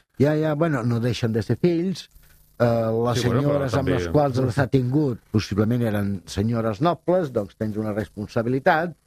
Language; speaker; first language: Catalan; non-native, fluent; Italian